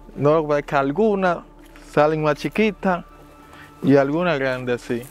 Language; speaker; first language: Spanish; native; Spanish